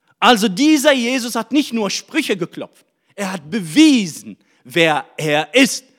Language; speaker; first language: German; non-native, fluent; Arabic